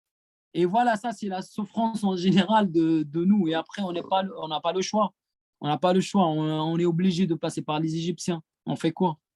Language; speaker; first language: French; non-native, fluent; Arabic